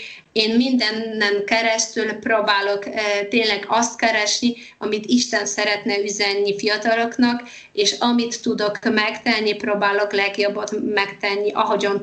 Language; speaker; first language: Hungarian; non-native, fluent; Polish